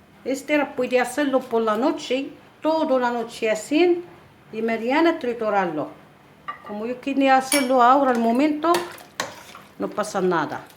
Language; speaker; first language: Spanish; non-native, learner; Arabic